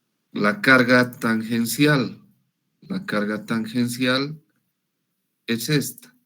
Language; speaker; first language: Spanish; native; Spanish